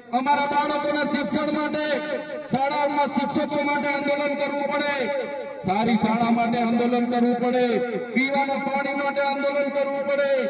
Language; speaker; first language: Gujarati; non-native, local second language; Bhili